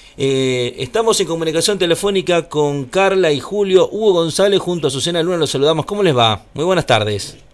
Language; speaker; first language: Spanish; native; Spanish